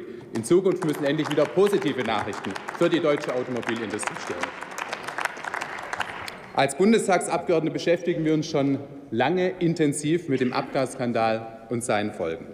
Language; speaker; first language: German; native; German